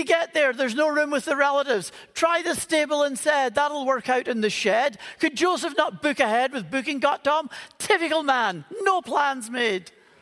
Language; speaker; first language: English; native; English